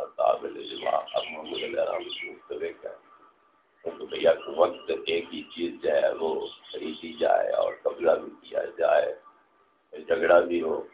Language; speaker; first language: Urdu; non-native, local second language; Punjabi